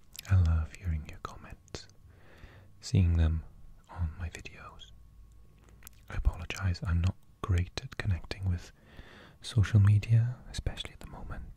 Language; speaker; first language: English; native; English